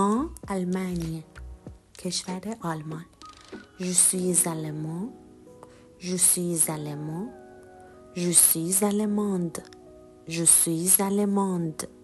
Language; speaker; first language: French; non-native, fluent; Persian